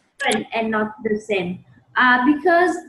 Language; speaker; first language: English; non-native, learner; Vietnamese